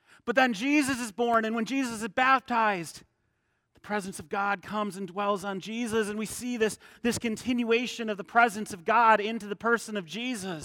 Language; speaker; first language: English; native; English